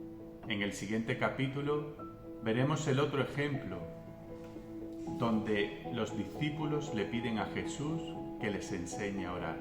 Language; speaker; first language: Spanish; native; Spanish